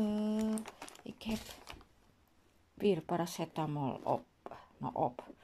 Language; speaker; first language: Dutch; non-native, learner; Indonesian